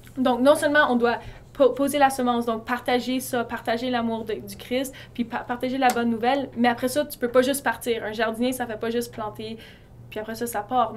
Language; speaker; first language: French; native; French